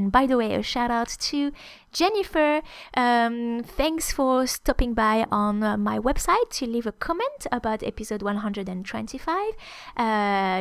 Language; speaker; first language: English; non-native, fluent; French